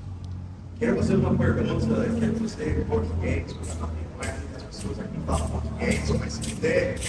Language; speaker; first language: Portuguese; non-native, learner; English